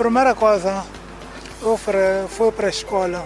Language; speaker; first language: Portuguese; non-native, local second language; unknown